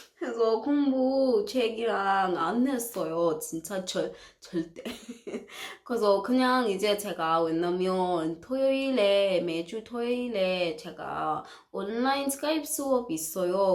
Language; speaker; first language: Korean; non-native, learner; English